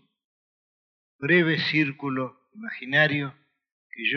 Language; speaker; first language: English; non-native, fluent; Spanish